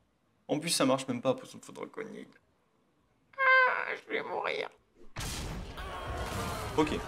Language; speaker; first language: French; native; French